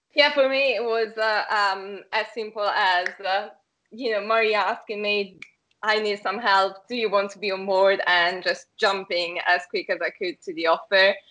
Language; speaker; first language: English; non-native, fluent; Italian